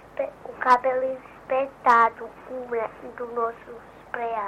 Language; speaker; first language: Portuguese; early bilingual, heritage; Portuguese